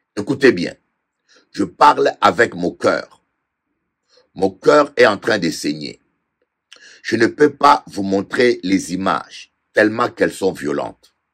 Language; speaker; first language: French; non-native, local second language; Lingala